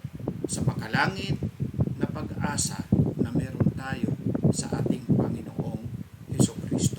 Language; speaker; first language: Filipino; native; Filipino